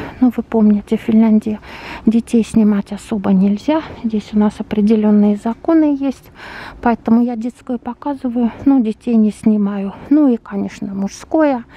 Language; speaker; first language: Russian; native; Russian